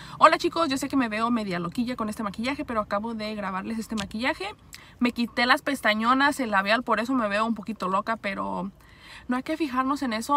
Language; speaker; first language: Spanish; early bilingual, heritage; Spanish